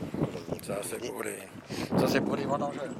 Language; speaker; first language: French; native; French